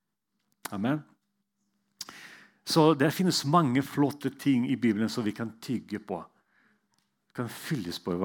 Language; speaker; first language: Norwegian; non-native, fluent; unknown